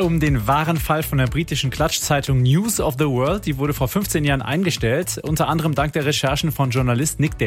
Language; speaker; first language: German; native; German